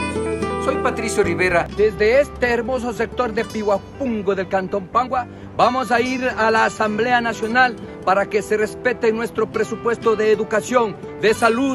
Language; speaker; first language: Spanish; native; Spanish